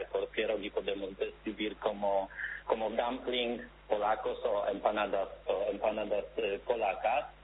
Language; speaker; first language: Spanish; non-native, learner; Polish